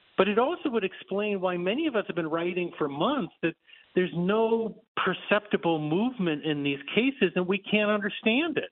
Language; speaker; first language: English; native; English